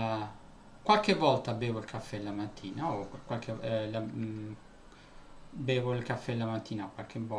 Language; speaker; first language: Italian; non-native, fluent; English